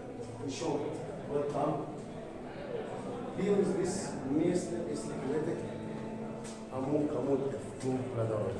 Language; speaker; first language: Russian; non-native, learner; Arabic